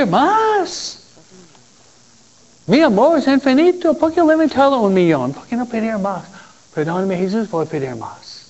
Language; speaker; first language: Spanish; non-native, fluent; English